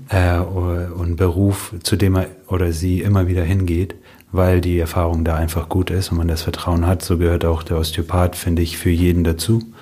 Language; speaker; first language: German; early bilingual, other home language; Russian